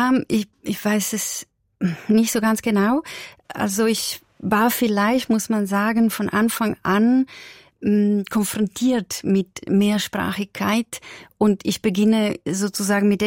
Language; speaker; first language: German; non-native, local second language; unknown